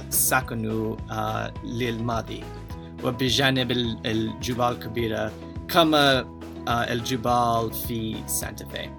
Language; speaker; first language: Arabic; non-native, learner; English